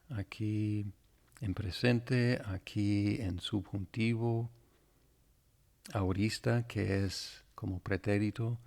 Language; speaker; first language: Spanish; non-native, fluent; English